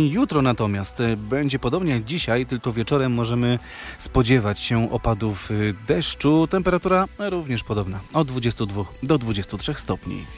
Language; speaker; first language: Polish; native; Polish